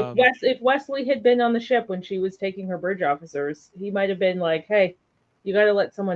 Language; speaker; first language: English; native; English